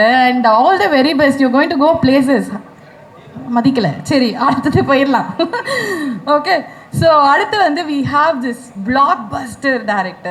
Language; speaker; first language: Tamil; native; Tamil